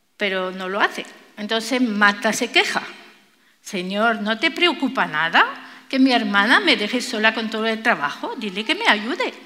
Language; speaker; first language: Spanish; non-native, fluent; French